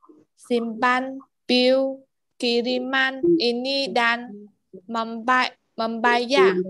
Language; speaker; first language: Indonesian; non-native, learner; Vietnamese